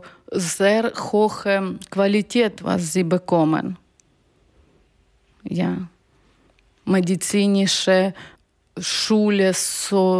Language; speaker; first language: German; non-native, learner; Ukrainian